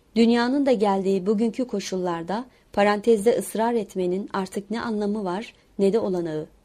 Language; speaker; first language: Turkish; non-native, local second language; Kurdish